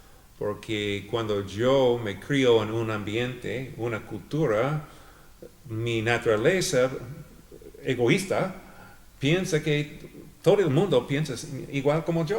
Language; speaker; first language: Spanish; non-native, fluent; English